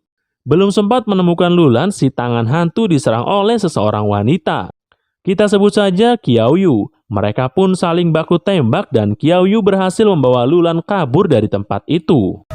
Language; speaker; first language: Indonesian; native; Indonesian